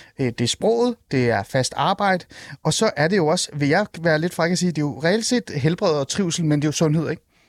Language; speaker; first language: Danish; early bilingual, other home language; Persian